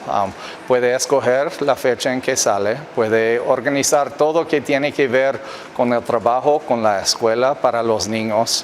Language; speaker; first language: Spanish; non-native, fluent; English